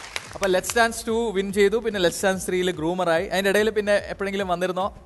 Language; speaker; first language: Malayalam; native; Malayalam